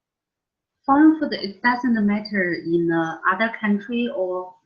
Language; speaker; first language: English; non-native, learner; Chinese